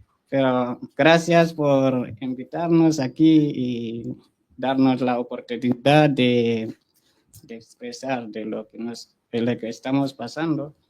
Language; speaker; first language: Spanish; non-native, fluent; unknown